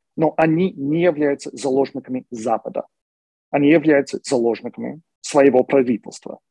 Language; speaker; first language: Russian; non-native, fluent; English